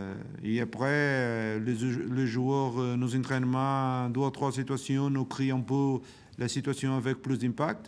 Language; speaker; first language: French; non-native, learner; Portuguese